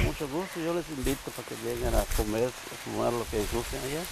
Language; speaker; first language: Spanish; native; Spanish